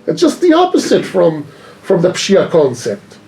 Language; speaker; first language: English; non-native, fluent; Hebrew